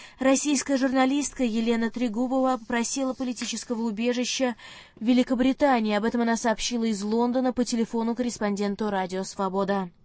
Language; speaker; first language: Russian; native; Russian